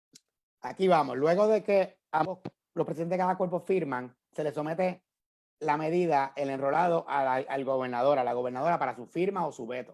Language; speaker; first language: Spanish; native; Spanish